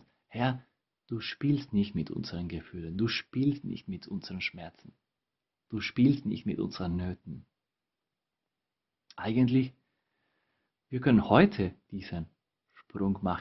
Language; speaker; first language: German; non-native, fluent; Spanish